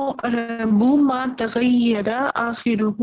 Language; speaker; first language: Arabic; non-native, learner; Urdu